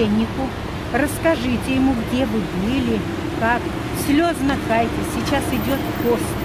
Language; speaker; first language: Russian; native; Russian